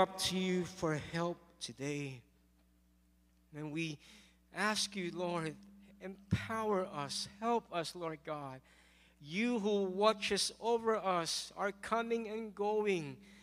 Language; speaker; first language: English; non-native, local second language; Min Nan Chinese